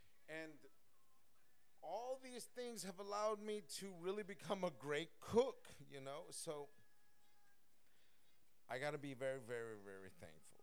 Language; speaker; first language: English; early bilingual, other home language; Spanish